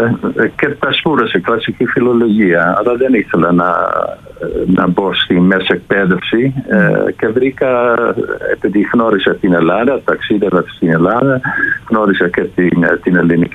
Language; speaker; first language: Greek; non-native, fluent; Dutch